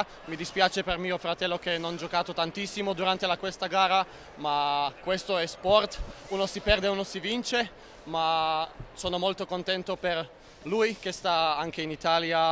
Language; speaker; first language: Italian; non-native, learner; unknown